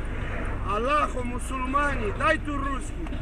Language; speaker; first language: Russian; non-native, learner; Romanian